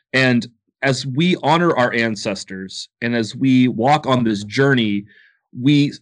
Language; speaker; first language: English; native; English